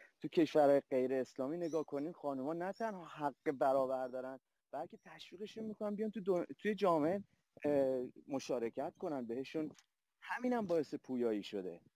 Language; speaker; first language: Persian; native; Persian